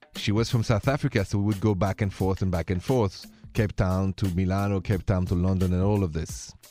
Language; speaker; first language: English; non-native, fluent; French